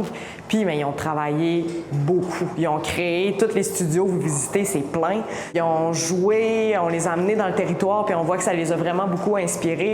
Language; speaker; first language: French; native; French